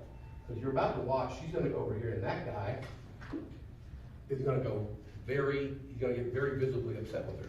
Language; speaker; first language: English; native; English